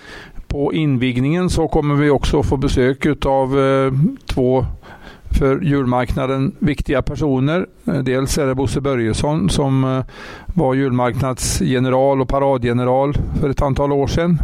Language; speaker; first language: Swedish; native; Swedish